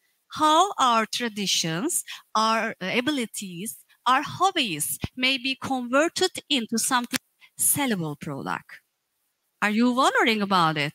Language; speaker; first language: English; non-native, fluent; Turkish